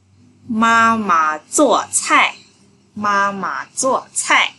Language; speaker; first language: Chinese; non-native, fluent; Vietnamese